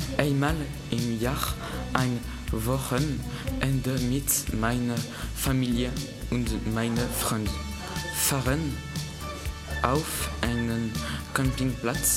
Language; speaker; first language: German; non-native, learner; French